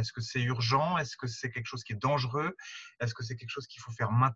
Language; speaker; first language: French; native; French